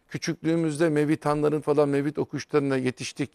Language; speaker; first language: Turkish; native; Turkish